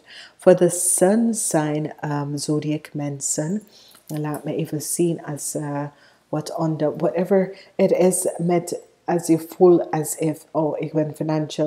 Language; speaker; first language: Dutch; non-native, fluent; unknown